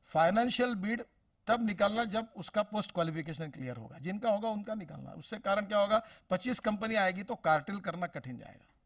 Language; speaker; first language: Hindi; non-native, local second language; Marathi